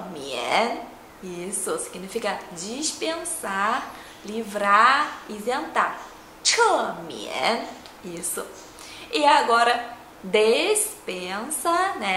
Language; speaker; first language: Portuguese; non-native, fluent; Chinese